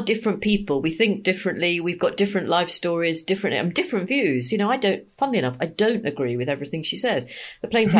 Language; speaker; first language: English; native; English